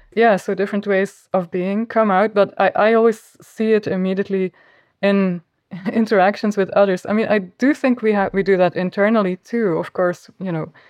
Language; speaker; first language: English; non-native, fluent; Dutch